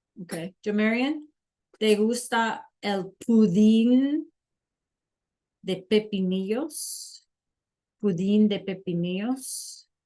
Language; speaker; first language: Spanish; non-native, fluent; English